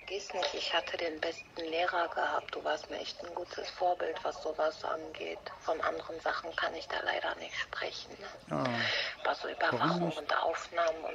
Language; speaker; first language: German; native; German